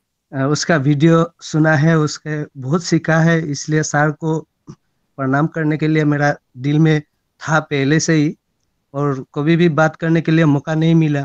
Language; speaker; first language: Hindi; non-native, local second language; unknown